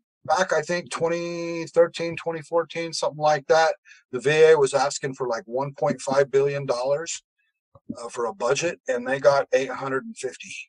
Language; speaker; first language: English; native; English